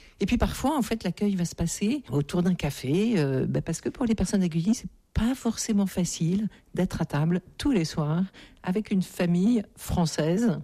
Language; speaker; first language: French; native; French